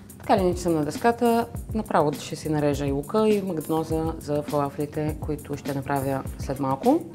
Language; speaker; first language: Bulgarian; early bilingual, other home language; Arabic